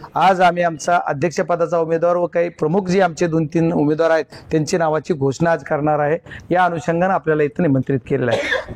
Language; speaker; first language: Marathi; native; Marathi